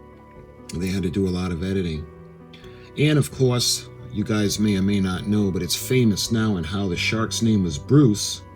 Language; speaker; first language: English; native; English